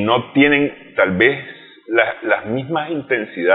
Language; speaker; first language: Spanish; native; Spanish